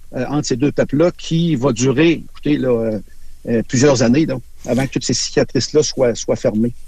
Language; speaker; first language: French; native; French